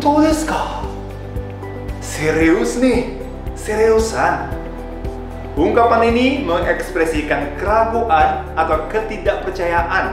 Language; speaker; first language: Indonesian; non-native, fluent; Japanese